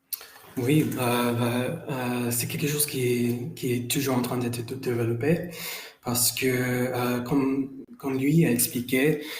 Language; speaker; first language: French; non-native, fluent; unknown